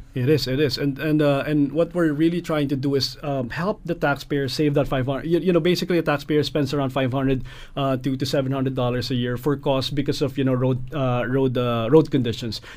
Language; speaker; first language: English; non-native, local second language; Filipino